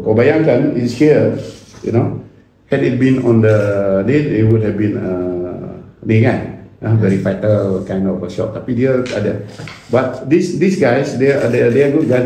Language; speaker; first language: English; non-native, local second language; Iban